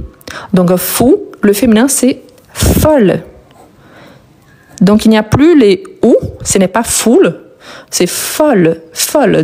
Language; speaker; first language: French; native; French